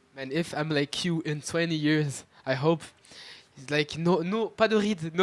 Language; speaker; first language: English; non-native, fluent; French